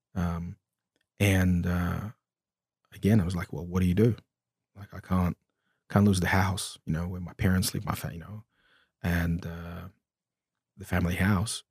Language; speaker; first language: English; early bilingual, other home language; Romanian